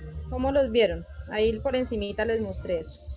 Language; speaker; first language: Spanish; native; Spanish